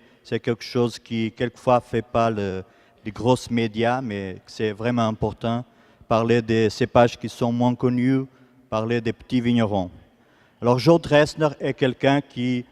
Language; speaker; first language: French; non-native, fluent; Portuguese